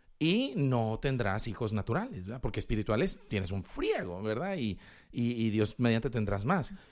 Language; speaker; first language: Spanish; native; Spanish